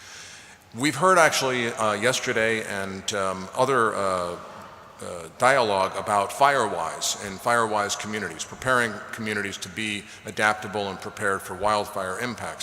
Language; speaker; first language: English; native; English